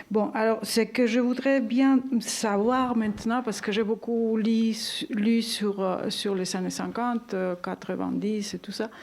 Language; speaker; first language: French; non-native, fluent; Spanish